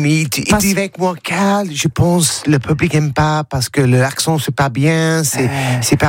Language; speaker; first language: French; non-native, learner; English